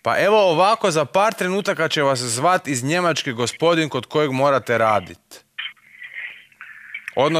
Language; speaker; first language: Croatian; native; Croatian